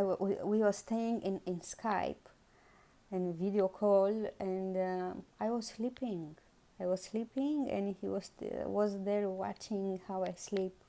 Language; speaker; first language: English; non-native, learner; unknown